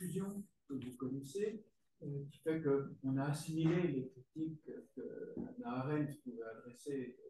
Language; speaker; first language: French; native; French